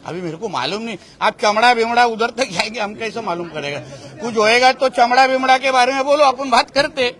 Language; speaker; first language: Hindi; non-native, local second language; Marathi